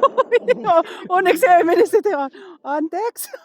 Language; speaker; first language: Finnish; non-native, learner; Filipino